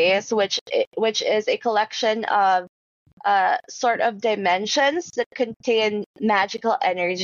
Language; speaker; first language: English; non-native, local second language; Hiligaynon